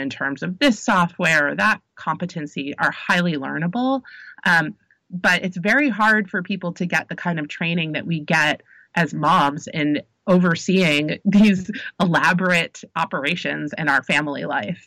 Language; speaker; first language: English; native; English